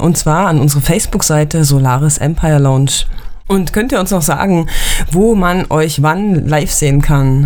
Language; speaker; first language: German; native; German